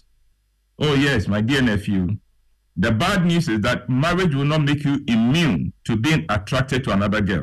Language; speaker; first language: English; non-native, local second language; Akan